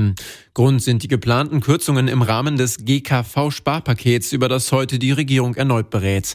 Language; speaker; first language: German; native; German